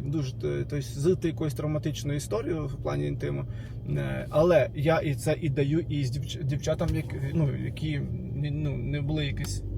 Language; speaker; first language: Ukrainian; non-native, local second language; Russian